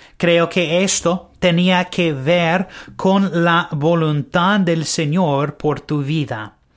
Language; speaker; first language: Spanish; non-native, learner; English